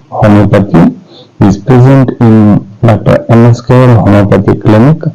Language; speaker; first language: English; non-native, local second language; Telugu